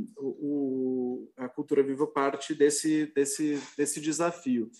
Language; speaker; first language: Portuguese; native; Portuguese